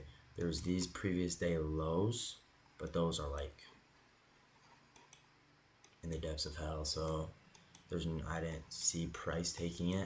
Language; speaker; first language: English; native; English